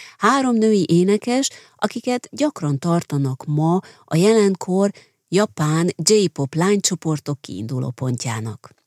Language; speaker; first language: Hungarian; native; Hungarian